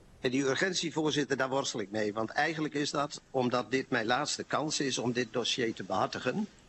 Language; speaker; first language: Dutch; non-native, local second language; Low German